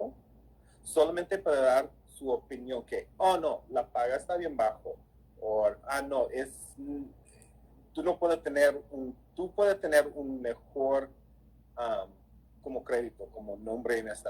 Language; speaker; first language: Spanish; early bilingual, heritage; English